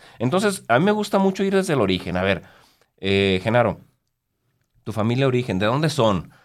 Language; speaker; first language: Spanish; native; Spanish